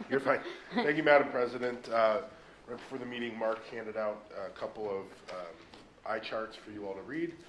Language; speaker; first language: English; native; English